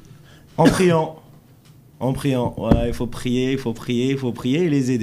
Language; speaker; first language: French; native; French